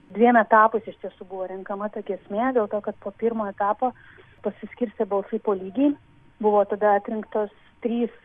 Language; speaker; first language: Lithuanian; native; Lithuanian